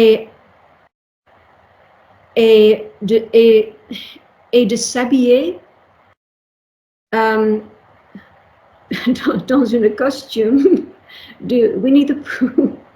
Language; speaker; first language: French; non-native, fluent; English